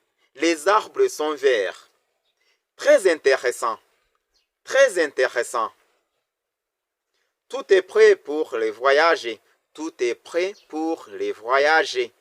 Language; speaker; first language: French; non-native, local second language; Kinyarwanda